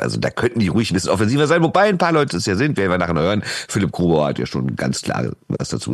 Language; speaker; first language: German; native; German